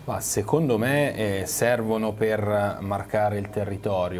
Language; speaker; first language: Italian; native; Italian